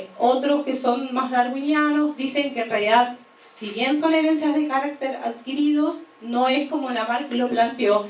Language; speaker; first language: Spanish; native; Spanish